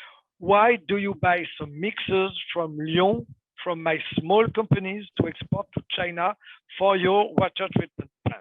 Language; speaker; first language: English; non-native, fluent; French